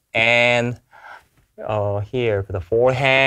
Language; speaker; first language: English; non-native, learner; Korean